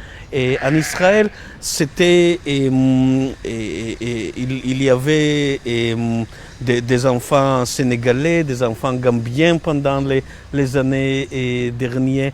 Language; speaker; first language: French; non-native, learner; Hebrew